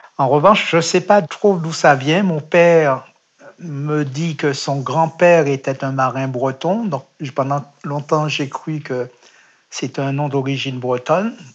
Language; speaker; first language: French; native; French